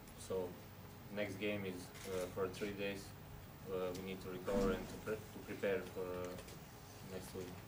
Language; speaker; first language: English; non-native, learner; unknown